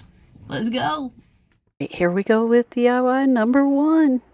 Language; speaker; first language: English; native; English